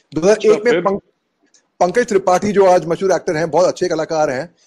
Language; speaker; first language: Hindi; native; Hindi